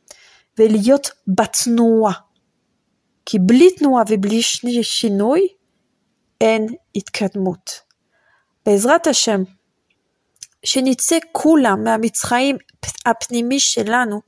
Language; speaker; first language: Hebrew; non-native, fluent; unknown